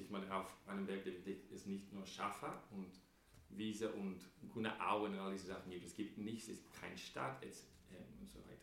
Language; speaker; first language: German; non-native, fluent; English